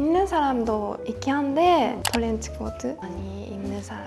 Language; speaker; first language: Korean; non-native, learner; Japanese